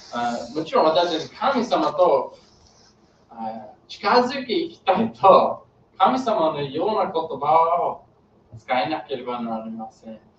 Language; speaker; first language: Japanese; non-native, learner; English